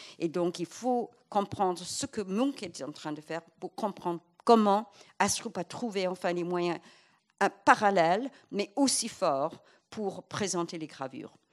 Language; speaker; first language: French; non-native, fluent; English